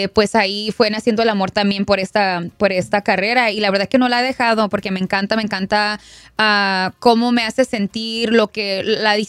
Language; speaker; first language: Spanish; early bilingual, heritage; Spanish